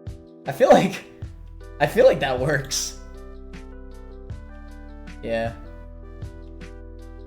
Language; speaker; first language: English; native; English